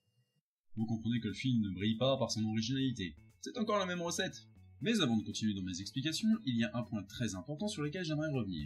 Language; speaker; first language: French; native; French